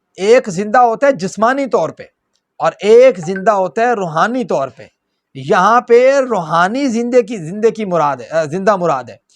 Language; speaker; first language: Urdu; non-native, local second language; Punjabi